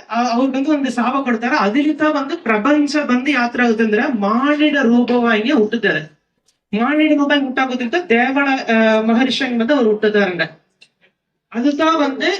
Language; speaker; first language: Tamil; non-native, local second language; Kannada